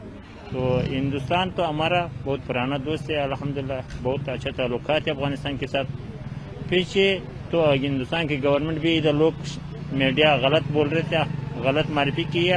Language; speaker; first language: Hindi; non-native, learner; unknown